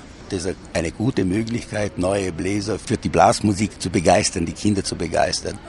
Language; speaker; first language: German; native; German